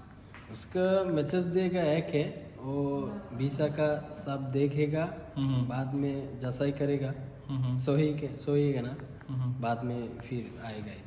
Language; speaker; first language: Hindi; non-native, learner; Bangla